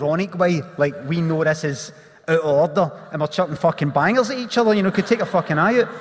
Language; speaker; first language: English; native; English